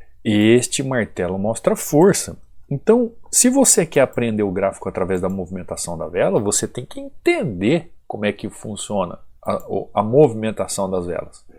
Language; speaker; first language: Portuguese; native; Portuguese